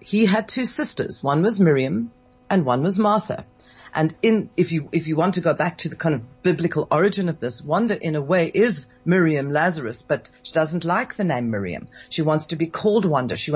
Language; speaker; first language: English; native; English